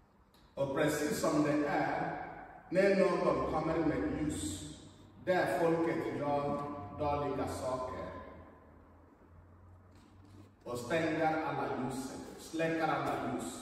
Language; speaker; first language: Swedish; non-native, fluent; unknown